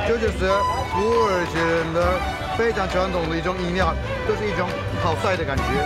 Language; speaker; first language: Chinese; non-native, fluent; Turkish